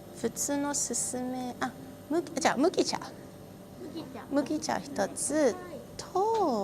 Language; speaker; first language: Japanese; non-native, learner; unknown